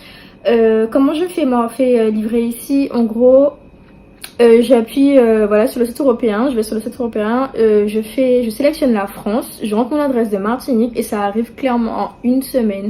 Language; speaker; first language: French; native; French